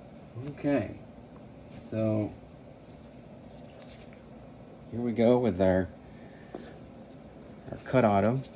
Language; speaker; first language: English; native; English